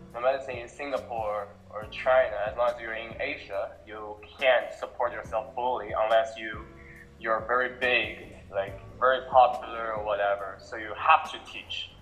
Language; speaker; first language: English; non-native, local second language; Cantonese